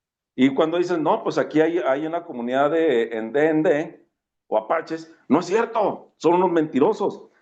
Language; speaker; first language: Spanish; native; Spanish